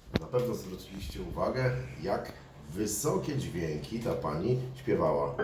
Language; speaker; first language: Polish; native; Polish